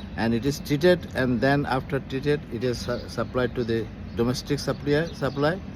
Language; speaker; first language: English; non-native, local second language; Bangla